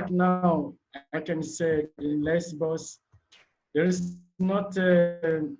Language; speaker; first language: English; non-native, learner; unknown